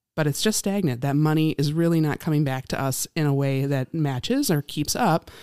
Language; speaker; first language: English; native; English